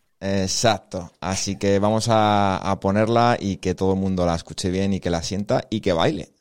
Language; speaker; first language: Spanish; native; Spanish